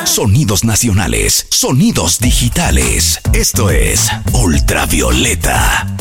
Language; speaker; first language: Spanish; native; Spanish